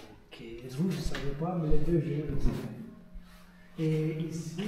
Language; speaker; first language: French; non-native, fluent; Romanian